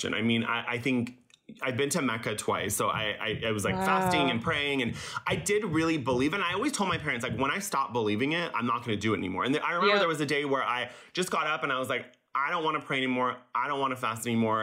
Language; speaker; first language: English; early bilingual, other home language; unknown